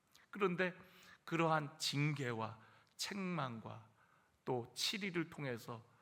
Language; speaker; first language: Korean; native; Korean